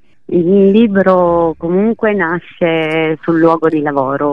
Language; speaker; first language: Italian; native; Italian